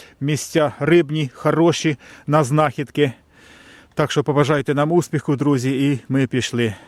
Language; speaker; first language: Ukrainian; non-native, local second language; Russian